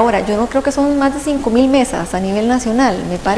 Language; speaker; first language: Spanish; native; Spanish